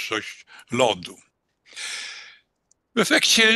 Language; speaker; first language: Polish; native; Polish